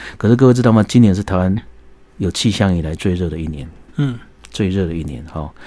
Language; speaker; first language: Chinese; native; Chinese